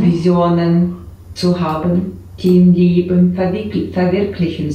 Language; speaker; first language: German; non-native, learner; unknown